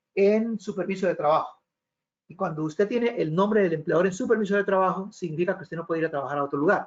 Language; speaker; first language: Spanish; native; Spanish